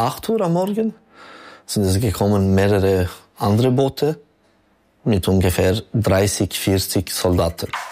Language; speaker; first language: German; non-native, learner; Albanian